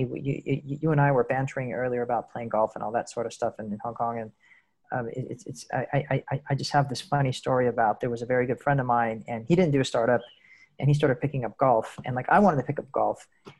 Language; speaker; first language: English; native; English